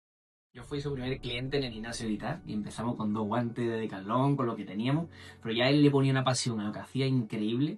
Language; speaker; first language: Spanish; native; Spanish